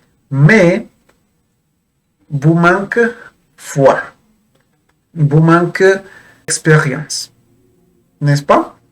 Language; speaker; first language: French; non-native, fluent; Spanish